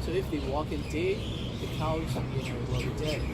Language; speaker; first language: English; non-native, learner; Burmese